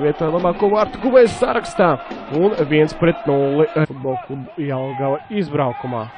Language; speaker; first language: Latvian; native; Latvian